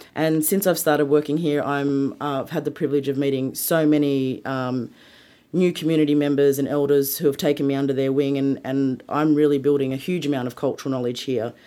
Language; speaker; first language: English; native; English